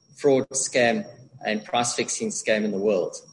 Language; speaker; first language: English; native; English